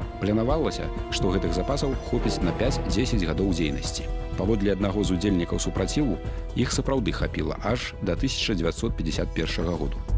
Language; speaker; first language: Belarusian; native; Belarusian